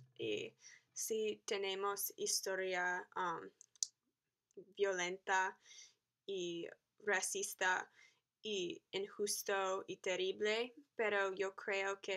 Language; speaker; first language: Spanish; non-native, learner; English